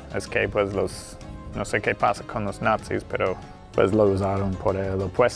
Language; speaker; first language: Spanish; non-native, fluent; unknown